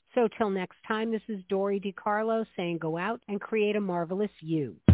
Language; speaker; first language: English; non-native, fluent; French